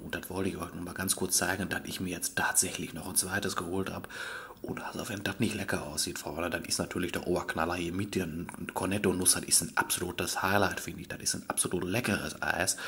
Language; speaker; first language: German; native; German